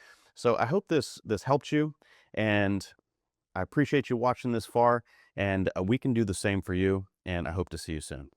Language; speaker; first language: English; native; English